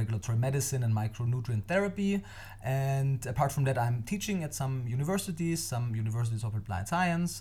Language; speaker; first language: English; non-native, fluent; German